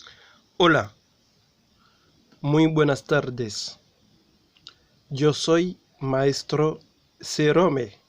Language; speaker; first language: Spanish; non-native, learner; Haitian Creole